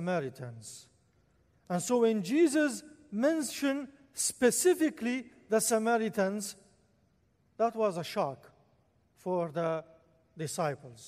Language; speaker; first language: English; non-native, fluent; Arabic